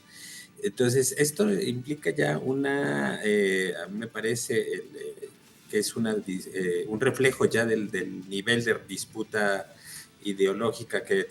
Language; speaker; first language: Spanish; native; Spanish